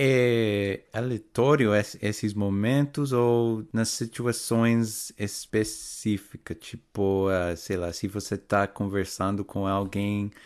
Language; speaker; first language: Portuguese; non-native, fluent; English